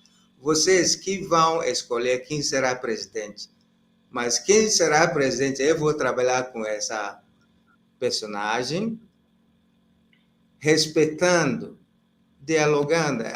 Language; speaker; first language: Portuguese; non-native, fluent; Igbo